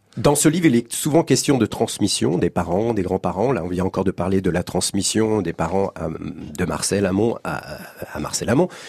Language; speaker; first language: French; native; French